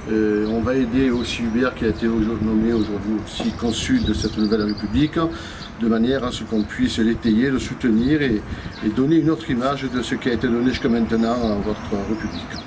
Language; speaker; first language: French; native; French